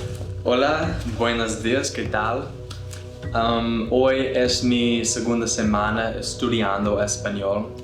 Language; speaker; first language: Spanish; non-native, learner; English